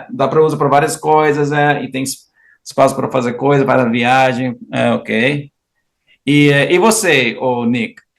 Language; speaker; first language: Portuguese; non-native, fluent; English